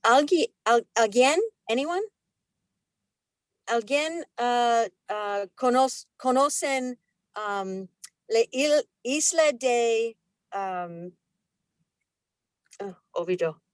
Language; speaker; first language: Spanish; non-native, learner; English